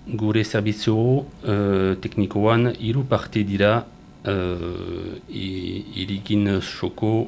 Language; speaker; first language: Basque; non-native, learner; French